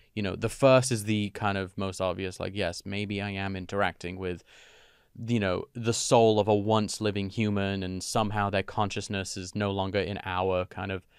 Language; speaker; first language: English; native; English